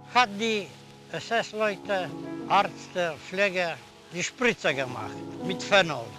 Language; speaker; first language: German; non-native, learner; Polish